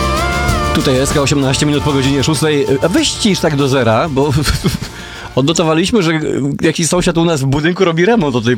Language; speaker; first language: Polish; native; Polish